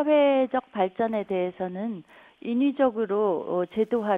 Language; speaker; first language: Korean; native; Korean